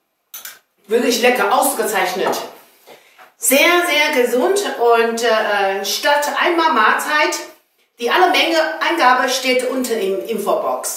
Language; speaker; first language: German; non-native, learner; Chinese